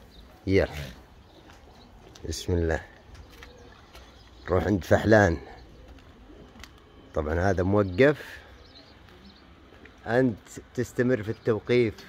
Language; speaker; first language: Arabic; native; Arabic